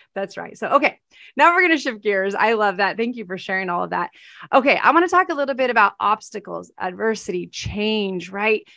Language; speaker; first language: English; native; English